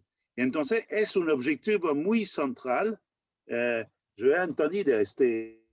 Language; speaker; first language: Spanish; non-native, learner; French